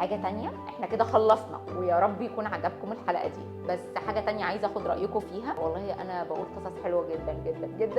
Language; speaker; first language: Arabic; native; Arabic